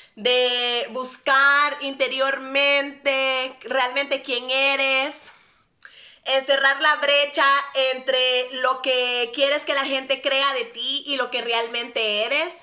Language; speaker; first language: Spanish; native; Spanish